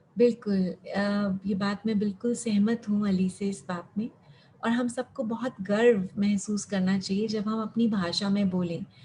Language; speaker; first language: Hindi; early bilingual, heritage; Hindi